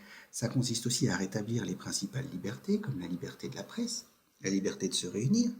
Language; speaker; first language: French; native; French